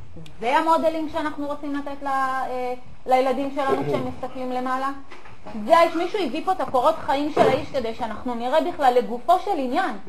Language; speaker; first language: Hebrew; native; Hebrew